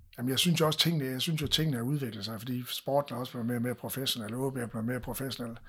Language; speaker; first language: Danish; native; Danish